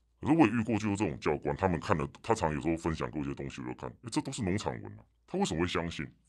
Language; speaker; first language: Chinese; native; Chinese